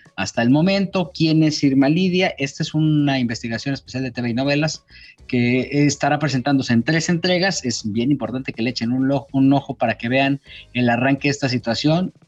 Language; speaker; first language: Spanish; native; Spanish